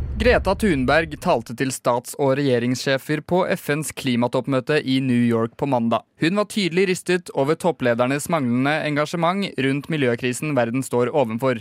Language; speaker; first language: Norwegian; native; Norwegian